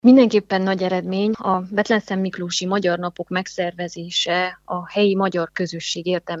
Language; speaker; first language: Hungarian; native; Hungarian